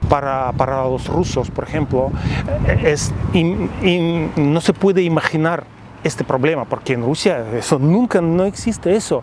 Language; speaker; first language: Spanish; non-native, fluent; Russian